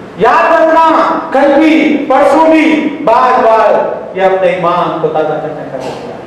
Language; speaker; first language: Urdu; native; Urdu